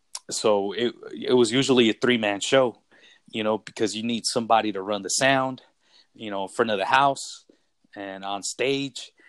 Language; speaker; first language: English; early bilingual, other home language; Spanish